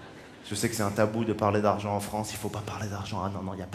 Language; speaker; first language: French; native; French